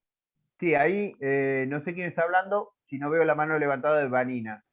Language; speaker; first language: Spanish; native; Spanish